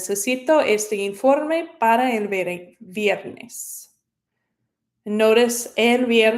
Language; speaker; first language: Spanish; non-native, fluent; English